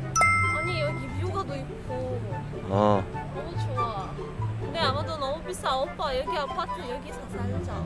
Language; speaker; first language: Korean; non-native, fluent; Russian